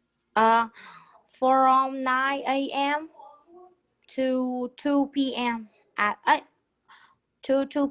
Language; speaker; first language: English; non-native, learner; Vietnamese